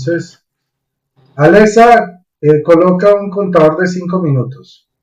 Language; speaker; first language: Spanish; native; Spanish